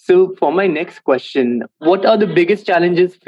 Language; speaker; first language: English; non-native, local second language; Hindi